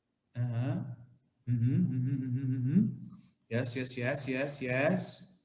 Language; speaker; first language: English; non-native, local second language; Urdu